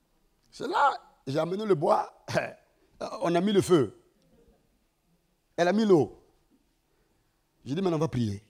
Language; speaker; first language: French; non-native, local second language; Mossi